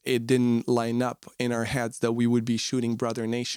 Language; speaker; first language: English; non-native, fluent; Ukrainian